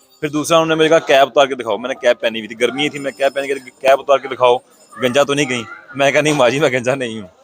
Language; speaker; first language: Urdu; native; Urdu